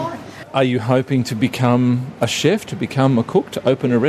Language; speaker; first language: English; native; English